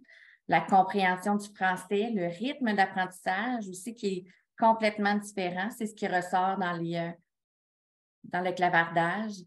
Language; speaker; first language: French; native; French